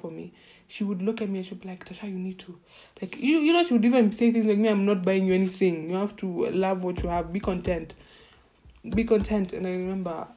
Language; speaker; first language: English; non-native, local second language; Swahili